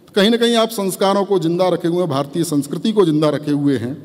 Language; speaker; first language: Hindi; native; Hindi